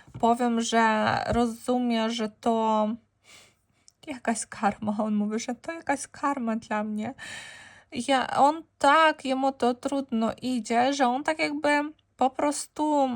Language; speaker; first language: Polish; non-native, fluent; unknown